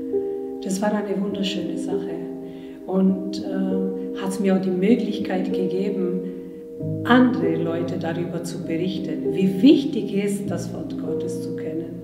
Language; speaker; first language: German; non-native, fluent; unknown